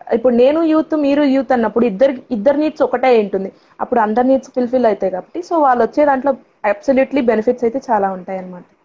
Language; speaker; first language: Telugu; non-native, local second language; Tamil